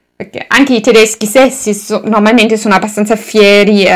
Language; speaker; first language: Italian; non-native, fluent; German